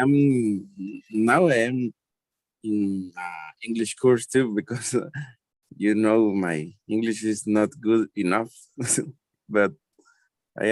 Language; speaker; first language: English; non-native, learner; Spanish